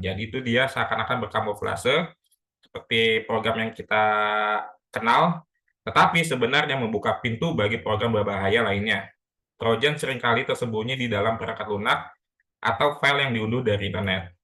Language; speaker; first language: Indonesian; native; Indonesian